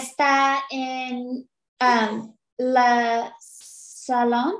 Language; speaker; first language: Spanish; non-native, learner; English